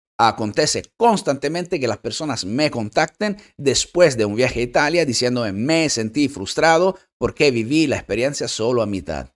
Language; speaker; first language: Spanish; non-native, fluent; Italian